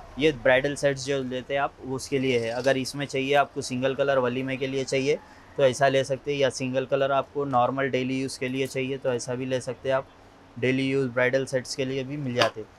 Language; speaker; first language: Hindi; non-native, local second language; Urdu